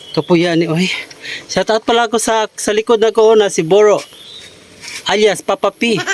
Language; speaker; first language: Filipino; non-native, local second language; Cebuano